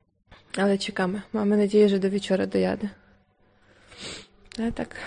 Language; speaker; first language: Polish; non-native, learner; Ukrainian